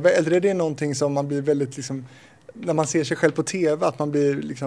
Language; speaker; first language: Swedish; native; Swedish